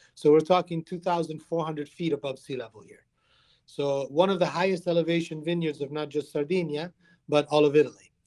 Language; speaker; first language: English; early bilingual, other home language; Italian